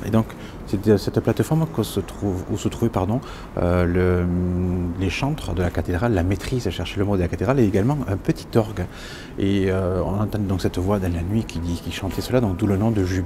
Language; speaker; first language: French; native; French